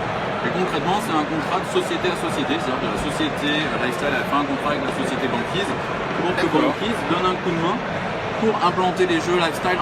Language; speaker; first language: French; native; French